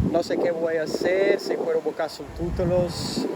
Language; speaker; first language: Spanish; non-native, learner; English